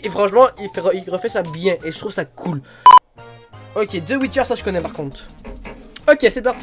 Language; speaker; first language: French; native; French